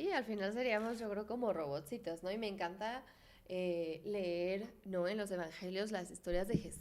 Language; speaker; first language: Spanish; native; Spanish